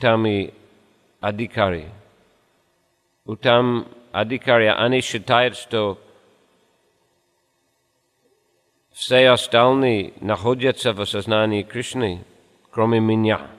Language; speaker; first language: Russian; non-native, fluent; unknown